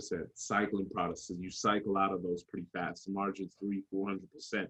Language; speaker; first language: English; native; English